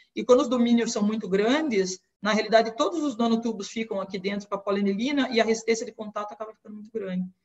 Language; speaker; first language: Portuguese; native; Portuguese